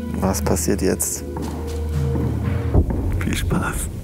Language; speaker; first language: German; native; German